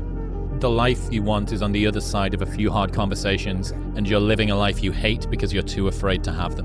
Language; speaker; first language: English; native; English